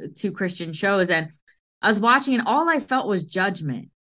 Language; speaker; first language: English; early bilingual, other home language; Hindi